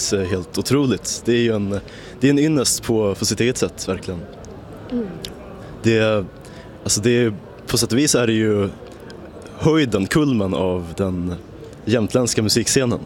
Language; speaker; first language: Swedish; native; Swedish